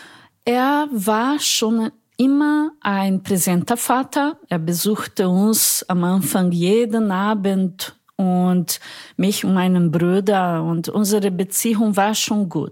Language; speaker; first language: German; non-native, fluent; Portuguese